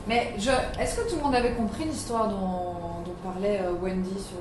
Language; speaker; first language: French; native; French